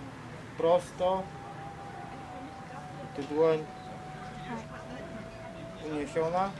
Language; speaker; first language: Polish; non-native, fluent; Vietnamese